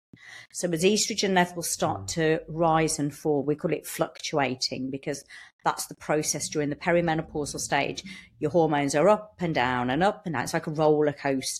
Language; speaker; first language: English; native; English